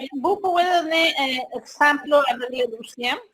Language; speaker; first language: French; non-native, learner; Spanish